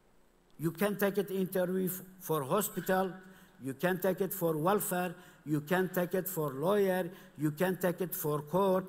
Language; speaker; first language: English; non-native, learner; Kurdish